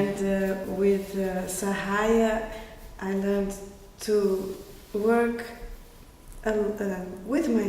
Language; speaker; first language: English; non-native, fluent; Portuguese